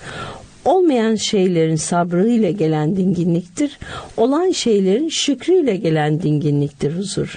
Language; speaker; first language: Turkish; native; Turkish